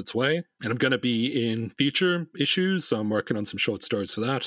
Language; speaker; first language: English; native; English